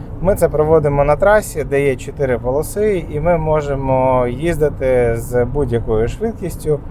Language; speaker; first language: Ukrainian; non-native, local second language; Russian